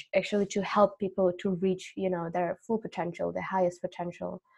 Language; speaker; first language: English; non-native, fluent; Indonesian